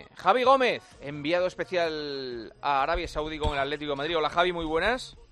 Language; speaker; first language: Spanish; native; Spanish